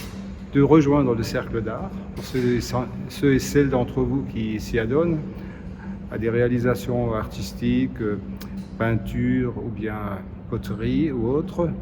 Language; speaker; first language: French; native; French